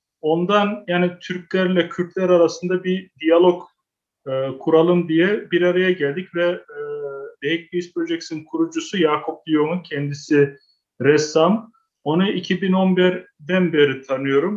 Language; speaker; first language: Turkish; early bilingual, heritage; Turkish